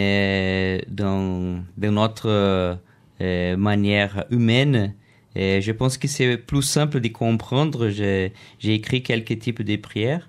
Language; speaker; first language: French; non-native, learner; Portuguese